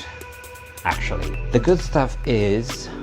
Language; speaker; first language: English; non-native, fluent; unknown